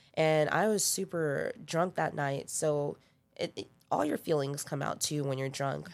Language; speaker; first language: English; early bilingual, other home language; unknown